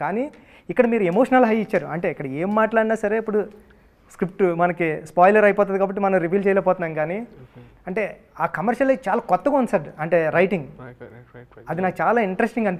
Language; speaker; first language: Telugu; native; Telugu